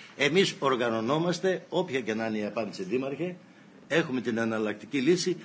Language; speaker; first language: Greek; native; Greek